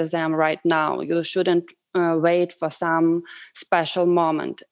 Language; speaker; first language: English; non-native, fluent; Ukrainian